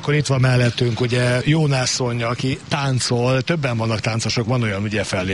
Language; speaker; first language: Hungarian; native; Hungarian